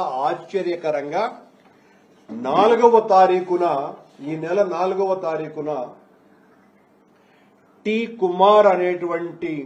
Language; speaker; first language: Telugu; native; Telugu